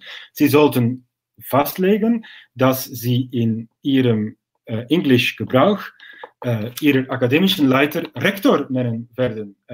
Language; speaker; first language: German; non-native, fluent; Dutch